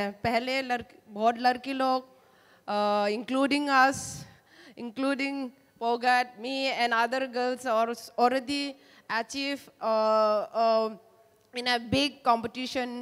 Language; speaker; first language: Hindi; non-native, local second language; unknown